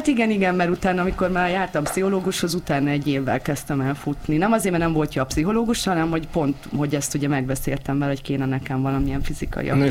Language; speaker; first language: Hungarian; native; Hungarian